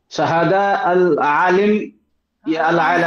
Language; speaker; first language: Arabic; non-native, learner; Bangla